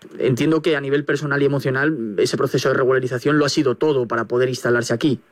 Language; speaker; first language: Spanish; native; Spanish